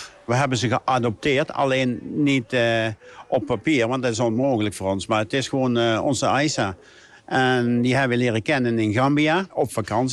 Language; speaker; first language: Dutch; native; Dutch